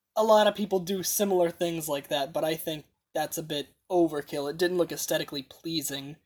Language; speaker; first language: English; native; English